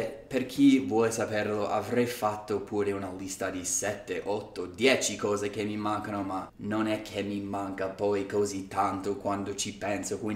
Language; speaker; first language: Italian; non-native, fluent; English